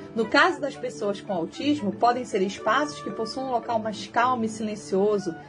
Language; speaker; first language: Portuguese; native; Portuguese